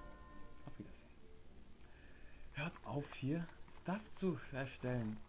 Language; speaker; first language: German; native; German